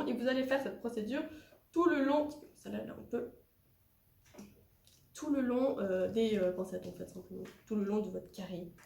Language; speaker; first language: French; native; French